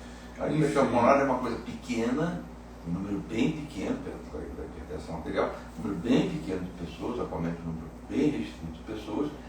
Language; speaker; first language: Portuguese; native; Portuguese